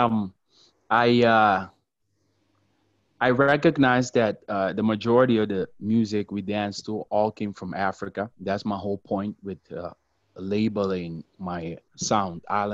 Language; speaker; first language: English; non-native, fluent; Papiamento